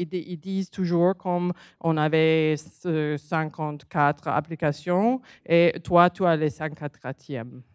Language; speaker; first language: French; non-native, learner; English